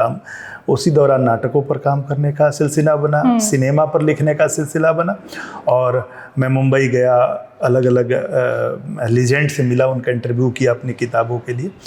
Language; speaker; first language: Hindi; non-native, local second language; Bhojpuri